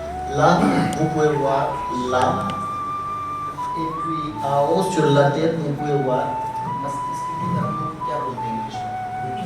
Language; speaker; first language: French; non-native, learner; Hindi